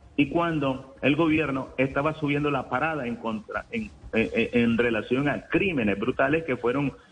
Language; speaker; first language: Spanish; native; Spanish